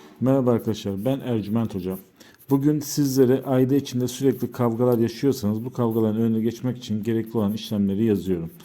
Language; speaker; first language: Turkish; native; Turkish